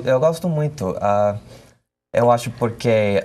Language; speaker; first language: Portuguese; non-native, learner; English